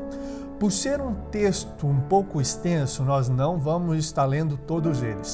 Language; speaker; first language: Portuguese; native; Portuguese